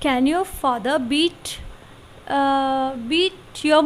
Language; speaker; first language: English; non-native, learner; Hindi